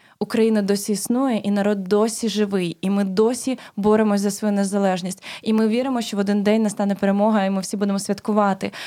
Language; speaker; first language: Ukrainian; native; Ukrainian